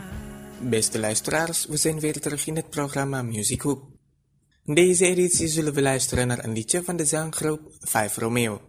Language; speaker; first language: Dutch; non-native, fluent; Indonesian